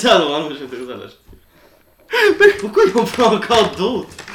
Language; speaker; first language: French; native; French